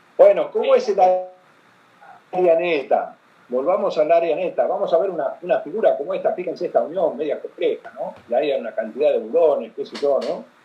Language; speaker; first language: Spanish; native; Spanish